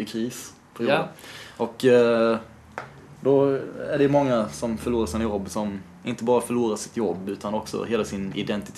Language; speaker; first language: Swedish; native; Swedish